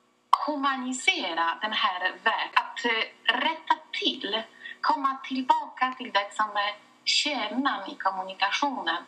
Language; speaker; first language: Swedish; non-native, fluent; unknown